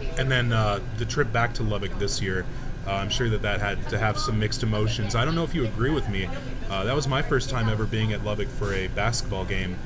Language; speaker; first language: English; native; English